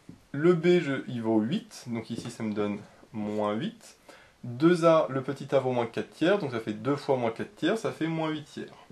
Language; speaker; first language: French; native; French